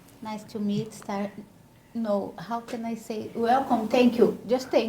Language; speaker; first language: English; non-native, learner; Portuguese